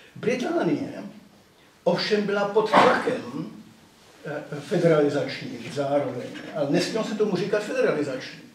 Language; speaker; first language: Czech; native; Czech